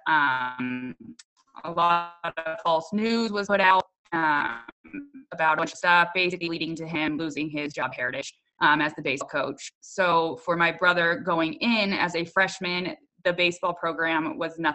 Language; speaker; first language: English; native; English